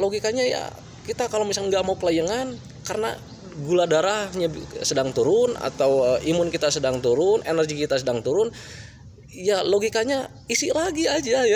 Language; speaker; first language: Indonesian; native; Indonesian